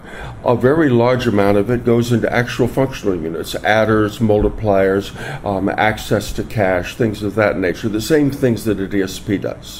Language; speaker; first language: English; native; English